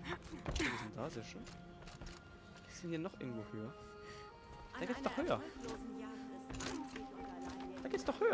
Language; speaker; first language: German; native; German